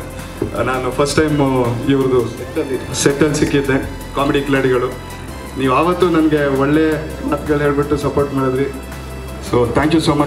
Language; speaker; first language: Kannada; native; Kannada